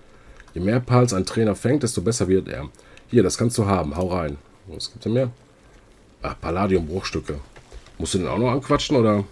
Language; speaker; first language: German; native; German